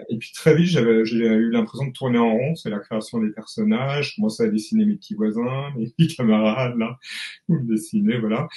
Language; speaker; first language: French; native; French